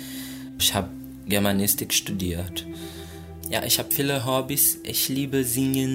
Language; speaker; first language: German; non-native, fluent; Portuguese